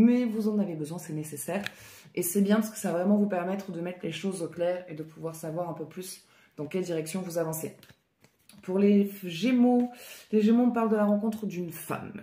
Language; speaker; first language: French; native; French